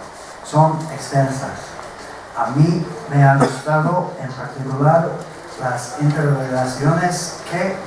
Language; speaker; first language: Spanish; non-native, fluent; English